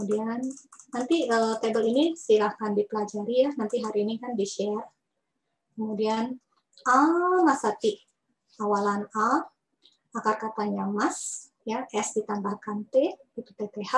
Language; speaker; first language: Indonesian; native; Indonesian